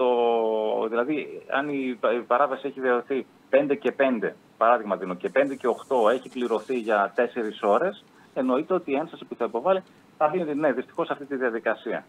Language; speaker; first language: Greek; native; Greek